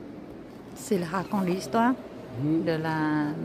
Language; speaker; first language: French; non-native, learner; Vietnamese